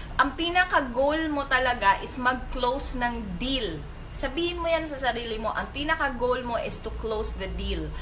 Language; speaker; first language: Filipino; non-native, local second language; Cebuano